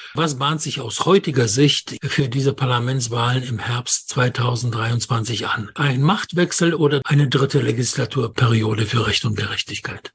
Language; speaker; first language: German; non-native, fluent; Polish